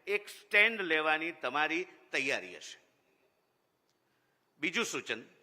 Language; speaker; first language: Gujarati; native; Gujarati